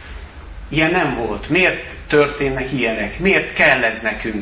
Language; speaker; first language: Hungarian; native; Hungarian